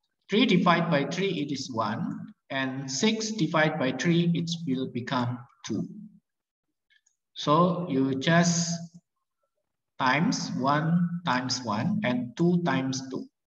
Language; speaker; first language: English; non-native, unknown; Indonesian